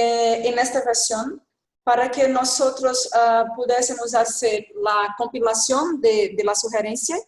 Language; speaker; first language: Spanish; non-native, fluent; Portuguese